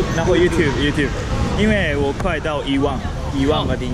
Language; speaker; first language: Chinese; non-native, learner; Japanese